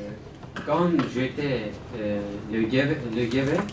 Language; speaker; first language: French; non-native, learner; Kurdish